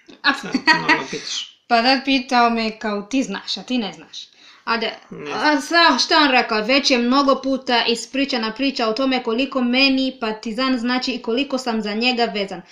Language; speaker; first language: Serbian; non-native, learner; Swahili